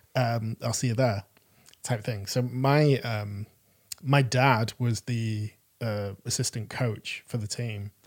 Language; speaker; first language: English; native; English